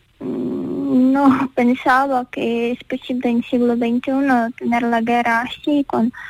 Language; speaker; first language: Spanish; non-native, learner; Ukrainian